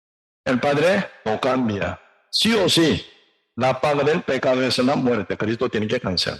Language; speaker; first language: Spanish; non-native, learner; Korean